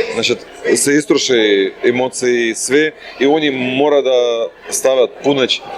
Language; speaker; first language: Macedonian; non-native, fluent; Russian